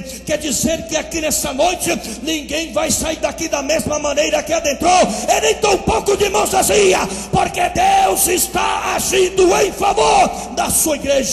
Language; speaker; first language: Portuguese; native; Portuguese